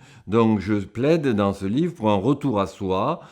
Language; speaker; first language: French; native; French